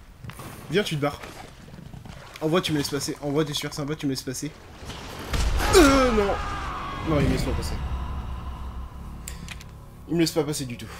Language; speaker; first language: French; native; French